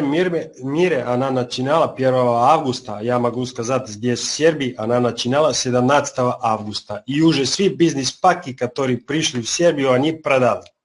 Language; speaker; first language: Russian; non-native, learner; Serbian